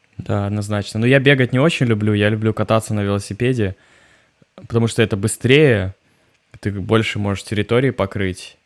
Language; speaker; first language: Russian; native; Russian